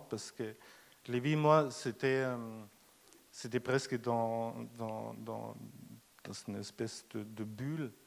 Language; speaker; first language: French; non-native, fluent; German